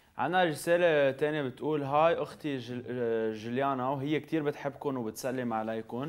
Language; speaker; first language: Arabic; native; Arabic